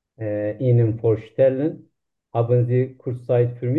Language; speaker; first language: German; non-native, learner; Turkish